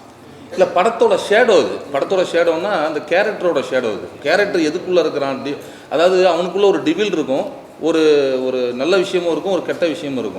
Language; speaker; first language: Tamil; native; Tamil